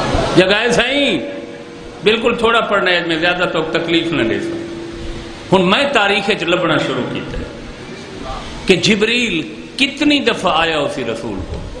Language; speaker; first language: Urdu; non-native, local second language; Punjabi